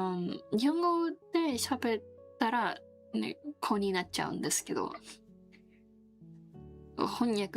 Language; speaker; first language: Japanese; non-native, learner; Korean